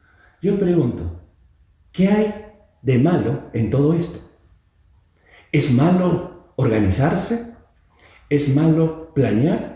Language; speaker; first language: Spanish; native; Spanish